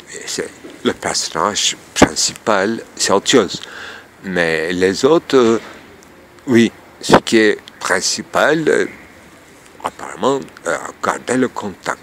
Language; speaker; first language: French; non-native, fluent; Turkish